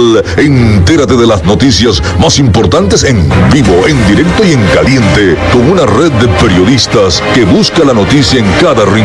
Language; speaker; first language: Spanish; native; Spanish